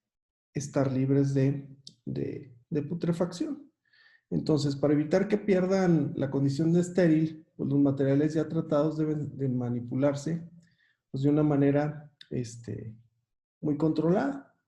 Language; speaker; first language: Spanish; native; Spanish